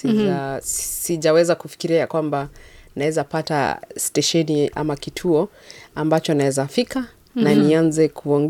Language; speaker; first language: Swahili; non-native, local second language; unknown